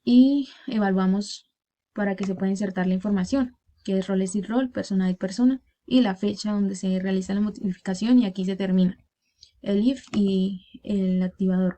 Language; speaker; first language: Spanish; native; Spanish